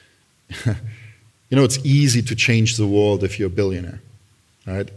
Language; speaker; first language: English; non-native, fluent; German